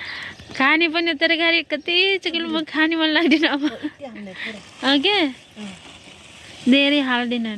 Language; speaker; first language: Nepali; non-native, local second language; Cebuano